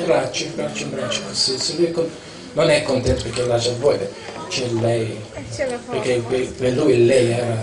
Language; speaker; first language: Italian; non-native, learner; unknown